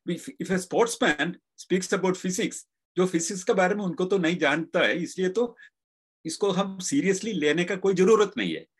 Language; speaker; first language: Hindi; non-native, local second language; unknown